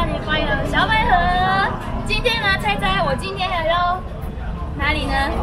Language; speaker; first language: Chinese; non-native, fluent; Japanese